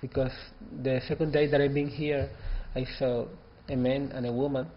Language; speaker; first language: English; non-native, learner; Spanish